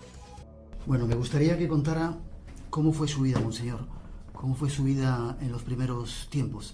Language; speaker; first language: Spanish; native; Spanish